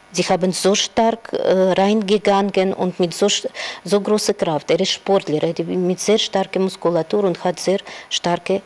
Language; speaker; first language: German; non-native, learner; Russian